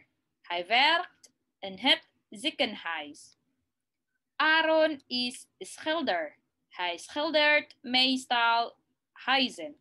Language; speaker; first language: Dutch; non-native, learner; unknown